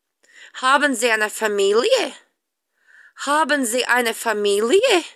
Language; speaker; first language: German; non-native, fluent; Latvian